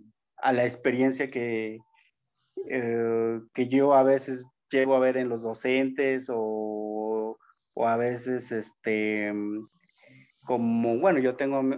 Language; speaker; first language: Spanish; native; Spanish